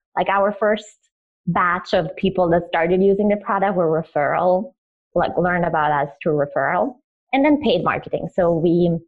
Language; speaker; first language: English; early bilingual, other home language; Italian